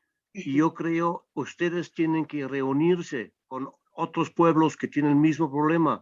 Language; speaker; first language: Spanish; non-native, fluent; German